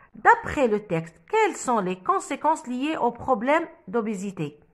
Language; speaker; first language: French; non-native, local second language; Arabic